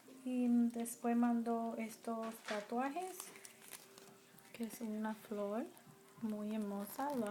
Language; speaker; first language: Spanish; early bilingual, heritage; Spanish